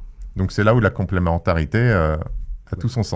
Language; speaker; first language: French; native; French